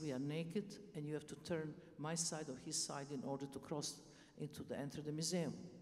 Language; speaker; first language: English; non-native, fluent; Serbian